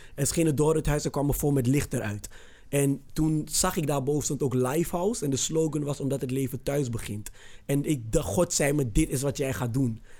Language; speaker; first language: Dutch; early bilingual, other home language; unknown